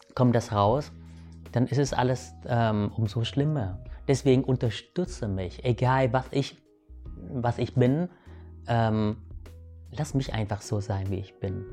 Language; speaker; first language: German; non-native, fluent; Vietnamese